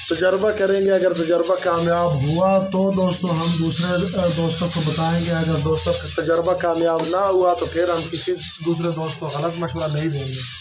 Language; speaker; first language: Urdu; non-native, local second language; Punjabi